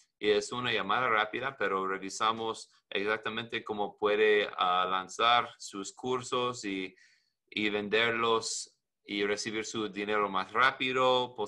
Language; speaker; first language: Spanish; non-native, learner; English